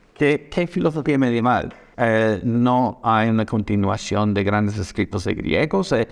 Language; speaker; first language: Spanish; non-native, fluent; English